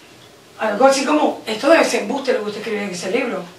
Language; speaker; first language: Spanish; native; Spanish